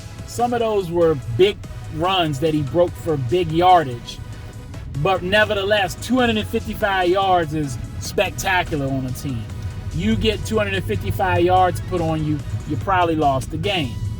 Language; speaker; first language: English; native; English